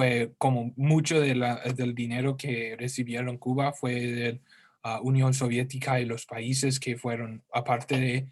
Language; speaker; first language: Spanish; non-native, learner; English